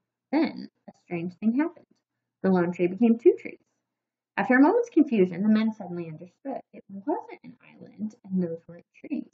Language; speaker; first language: English; native; English